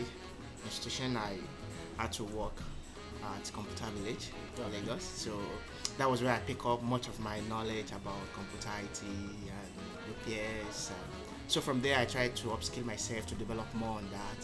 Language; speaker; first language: English; non-native, local second language; Yoruba